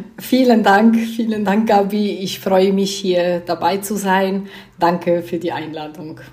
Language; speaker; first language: German; non-native, fluent; Polish